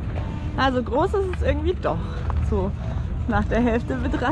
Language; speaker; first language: German; native; German